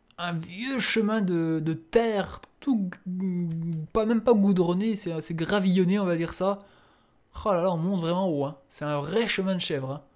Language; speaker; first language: French; native; French